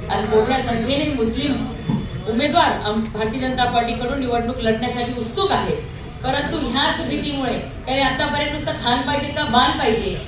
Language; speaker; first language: Marathi; native; Marathi